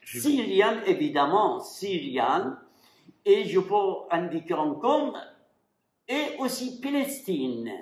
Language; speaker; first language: French; non-native, fluent; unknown